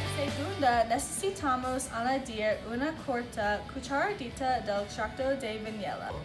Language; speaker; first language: Spanish; non-native, learner; English